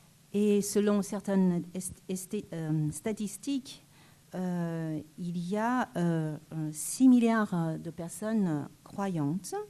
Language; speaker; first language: French; non-native, fluent; Chinese